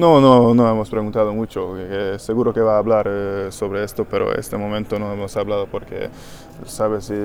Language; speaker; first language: Spanish; non-native, learner; Hungarian